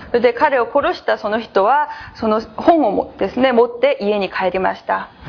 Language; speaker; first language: Japanese; non-native, fluent; Korean